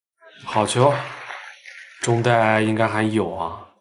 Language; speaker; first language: Chinese; native; Chinese